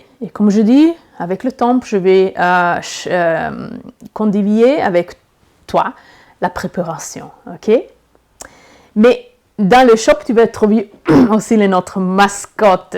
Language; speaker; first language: French; non-native, learner; Italian